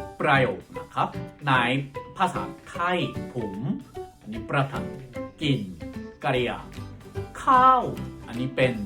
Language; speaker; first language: Thai; non-native, fluent; Korean